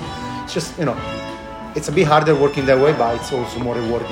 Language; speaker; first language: English; non-native, fluent; Italian